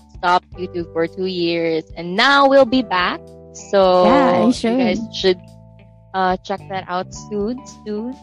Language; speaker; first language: English; non-native, local second language; Filipino